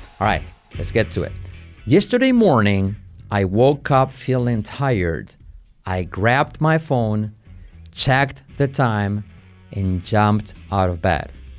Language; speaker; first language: English; non-native, fluent; Spanish